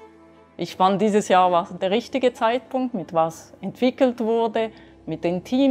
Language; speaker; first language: German; non-native, local second language; French